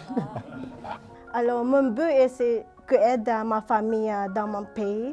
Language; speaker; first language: French; non-native, learner; Filipino